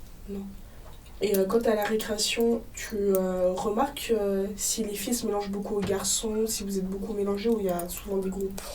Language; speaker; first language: French; native; French